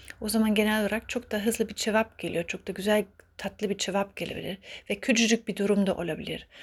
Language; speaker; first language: Turkish; early bilingual, heritage; Turkish